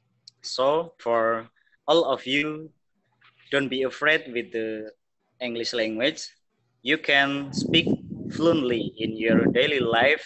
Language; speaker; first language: English; non-native, learner; Indonesian